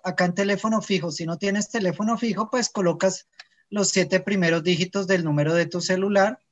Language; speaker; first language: Spanish; native; Spanish